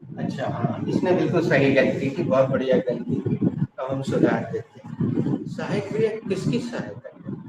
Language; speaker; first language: Hindi; native; Hindi